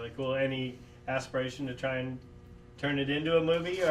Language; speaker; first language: English; native; English